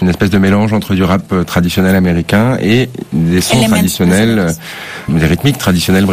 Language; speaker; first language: French; native; French